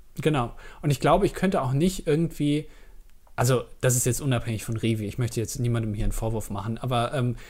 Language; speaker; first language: German; native; German